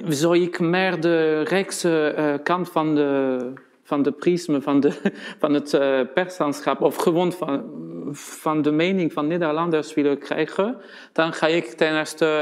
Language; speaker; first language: Dutch; non-native, fluent; French